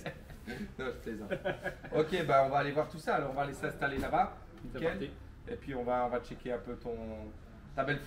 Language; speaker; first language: French; native; French